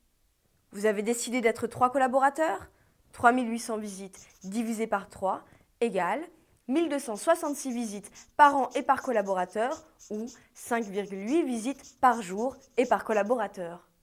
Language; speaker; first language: French; native; French